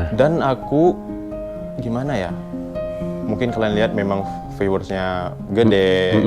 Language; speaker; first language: Indonesian; native; Indonesian